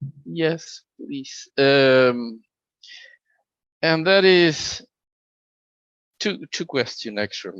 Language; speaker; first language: English; non-native, fluent; Spanish